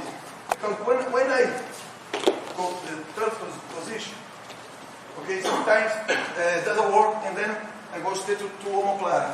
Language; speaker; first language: English; non-native, learner; Portuguese